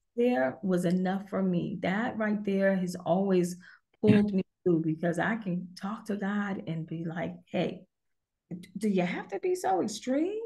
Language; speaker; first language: English; native; English